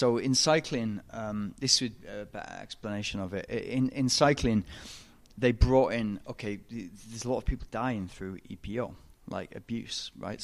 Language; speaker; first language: English; native; English